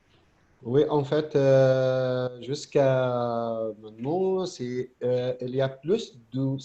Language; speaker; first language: French; non-native, fluent; Arabic